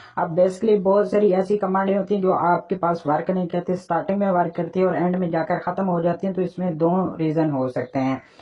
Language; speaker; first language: Urdu; non-native, local second language; Punjabi